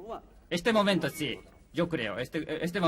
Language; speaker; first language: Spanish; non-native, learner; Japanese